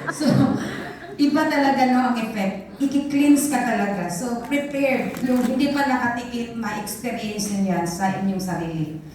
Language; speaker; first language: Filipino; non-native, local second language; Cebuano